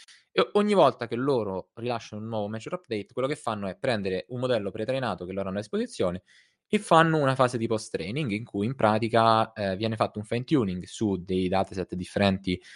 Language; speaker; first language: Italian; native; Italian